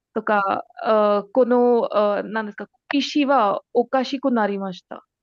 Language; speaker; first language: Japanese; non-native, learner; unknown